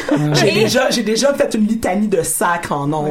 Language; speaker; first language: French; native; French